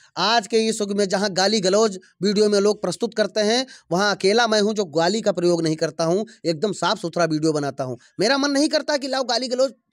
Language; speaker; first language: Hindi; native; Hindi